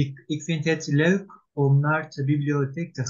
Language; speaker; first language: Dutch; non-native, learner; Turkish